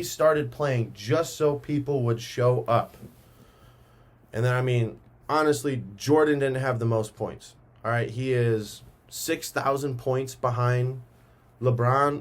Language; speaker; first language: English; native; English